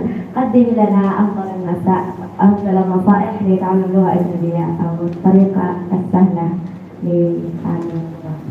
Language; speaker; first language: Arabic; non-native, learner; Indonesian